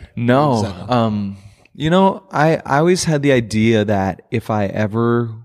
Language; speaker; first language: English; native; English